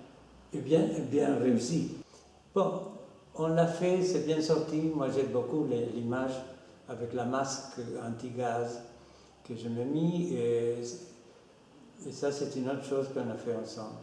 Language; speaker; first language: French; non-native, fluent; Spanish